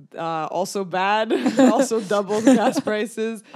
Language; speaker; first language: English; non-native, fluent; Romanian